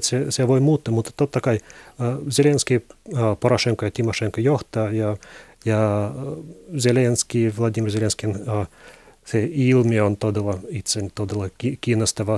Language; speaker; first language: Finnish; non-native, learner; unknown